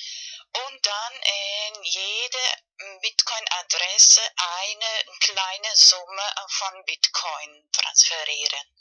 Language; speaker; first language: German; non-native, fluent; Spanish